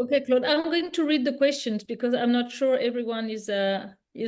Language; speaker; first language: English; non-native, fluent; French